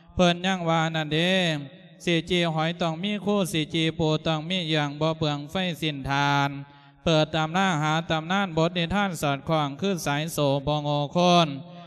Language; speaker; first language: Lao; native; Lao